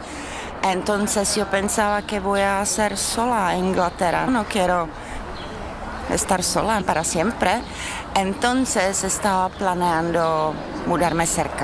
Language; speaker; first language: Spanish; non-native, learner; Czech